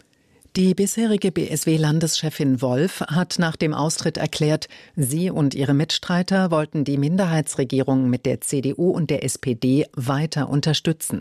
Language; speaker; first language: German; native; German